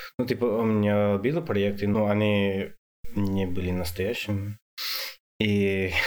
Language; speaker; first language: Russian; non-native, fluent; English